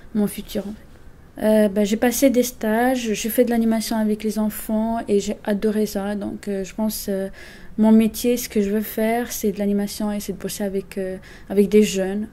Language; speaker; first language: French; non-native, fluent; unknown